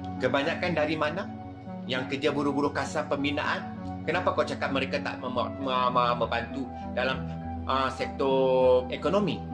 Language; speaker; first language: Malay; native; Malay